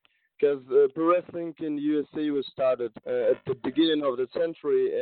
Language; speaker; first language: English; non-native, learner; Russian